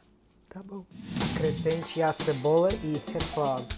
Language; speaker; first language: Portuguese; non-native, fluent; English